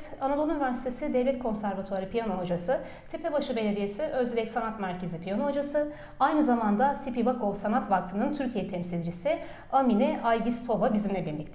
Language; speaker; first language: Turkish; native; Turkish